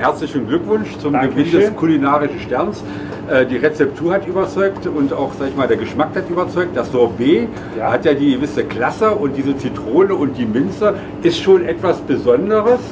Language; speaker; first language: German; native; German